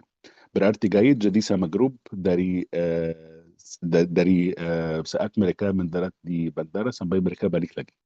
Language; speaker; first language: Indonesian; non-native, fluent; Arabic